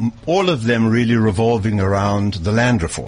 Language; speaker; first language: English; native; English